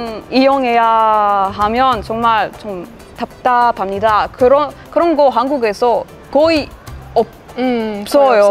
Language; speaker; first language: Korean; non-native, fluent; French